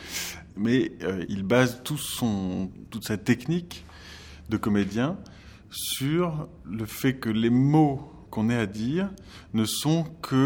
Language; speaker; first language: French; native; French